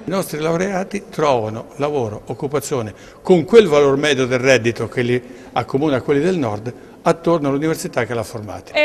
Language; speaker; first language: Italian; native; Italian